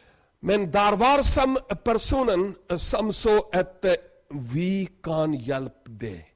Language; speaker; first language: Swedish; non-native, learner; Urdu